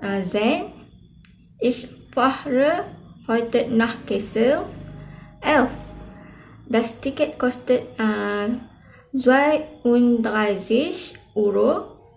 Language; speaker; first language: German; non-native, learner; Malay